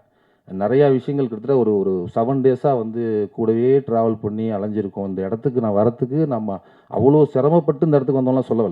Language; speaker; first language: Tamil; native; Tamil